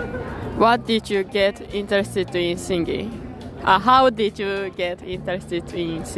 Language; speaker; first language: English; non-native, learner; Japanese